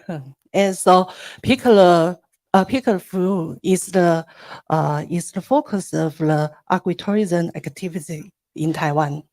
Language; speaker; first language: English; non-native, learner; Chinese